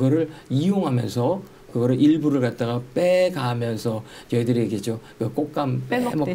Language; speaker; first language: Korean; native; Korean